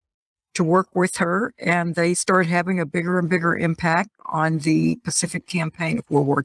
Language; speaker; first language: English; native; English